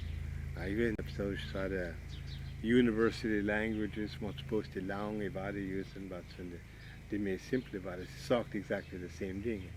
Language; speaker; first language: German; early bilingual, heritage; Pennsylvania German